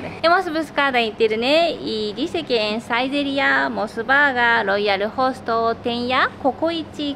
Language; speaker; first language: Spanish; non-native, fluent; Japanese